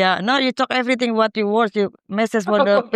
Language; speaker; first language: English; non-native, learner; Indonesian